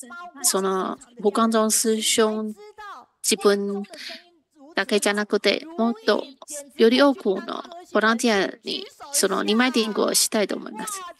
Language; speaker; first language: Japanese; non-native, fluent; Chinese